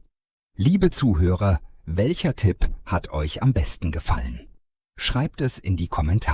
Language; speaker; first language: German; non-native, fluent; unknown